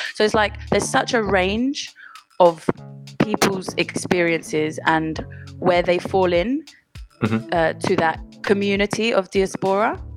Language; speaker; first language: English; native; English